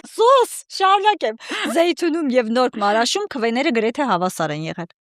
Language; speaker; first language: Armenian; native; Armenian